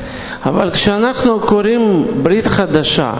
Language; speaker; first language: Hebrew; non-native, fluent; Russian